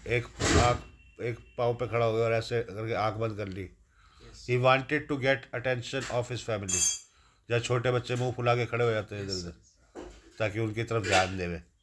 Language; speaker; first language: Hindi; native; Hindi